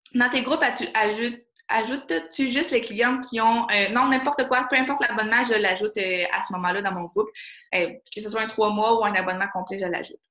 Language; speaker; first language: French; native; French